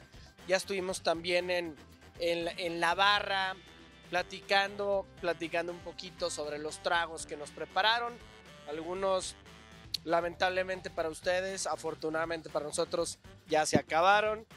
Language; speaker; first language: Spanish; native; Spanish